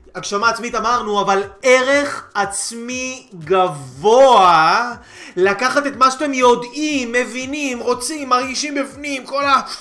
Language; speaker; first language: Hebrew; native; Hebrew